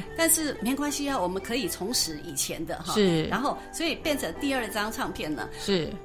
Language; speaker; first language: Chinese; non-native, local second language; Min Nan Chinese